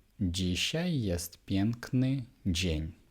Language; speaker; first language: Polish; non-native, fluent; Ukrainian